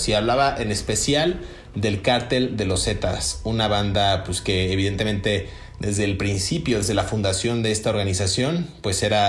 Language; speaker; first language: Spanish; native; Spanish